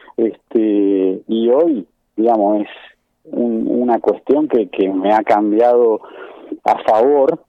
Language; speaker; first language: Spanish; native; Spanish